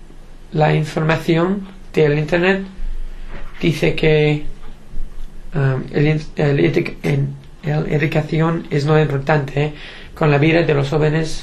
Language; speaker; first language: Spanish; non-native, learner; English